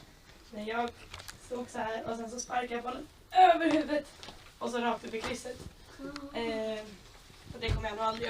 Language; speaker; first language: Swedish; native; Swedish